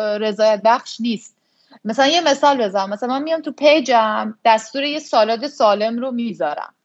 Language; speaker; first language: Persian; native; Persian